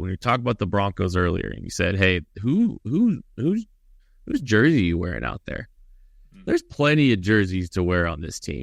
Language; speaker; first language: English; native; English